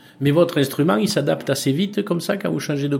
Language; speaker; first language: French; native; French